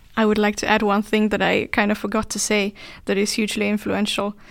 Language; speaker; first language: English; non-native, fluent; Finnish